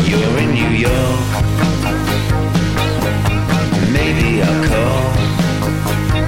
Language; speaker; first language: English; native; English